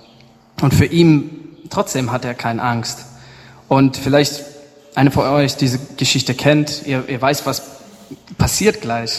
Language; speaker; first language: German; non-native, learner; English